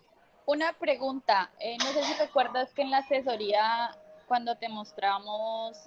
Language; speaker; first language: Spanish; native; Spanish